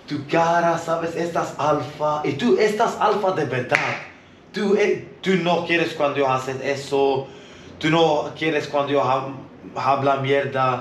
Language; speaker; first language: Spanish; non-native, learner; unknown